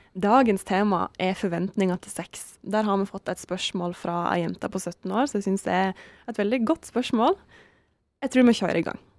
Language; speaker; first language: Norwegian; native; Norwegian